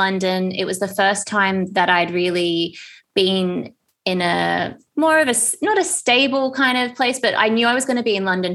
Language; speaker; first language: English; native; English